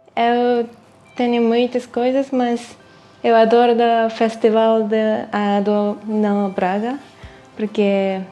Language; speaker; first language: Portuguese; non-native, learner; Japanese